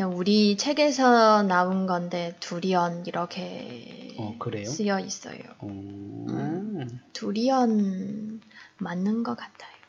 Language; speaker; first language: Korean; non-native, fluent; Chinese